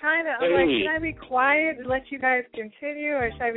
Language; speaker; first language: English; native; English